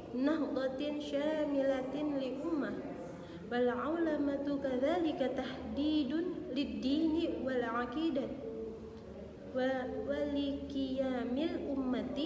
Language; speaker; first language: Arabic; non-native, learner; Indonesian